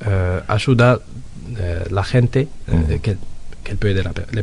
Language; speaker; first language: Spanish; non-native, learner; Arabic